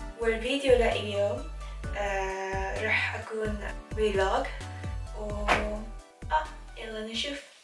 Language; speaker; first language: Arabic; non-native, learner; Korean